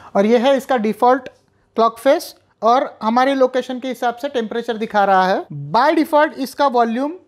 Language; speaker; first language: Hindi; non-native, local second language; Marathi